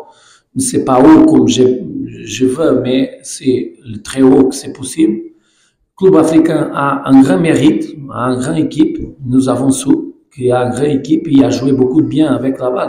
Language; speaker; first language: French; non-native, fluent; Portuguese